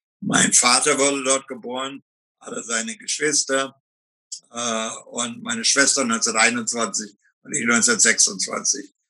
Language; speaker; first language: German; native; German